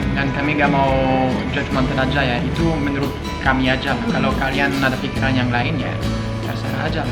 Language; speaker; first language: Indonesian; non-native, fluent; French